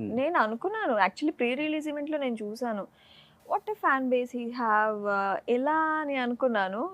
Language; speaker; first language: Telugu; native; Telugu